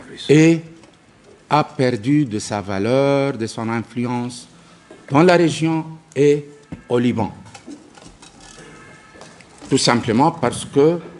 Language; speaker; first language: French; non-native, local second language; Arabic